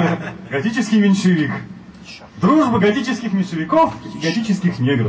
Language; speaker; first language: Russian; native; Russian